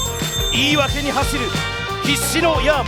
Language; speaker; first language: Japanese; native; Japanese